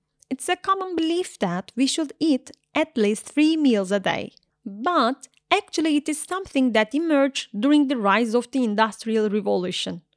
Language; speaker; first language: English; non-native, fluent; Turkish